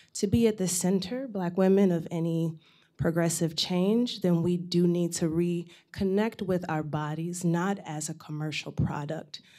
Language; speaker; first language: English; native; English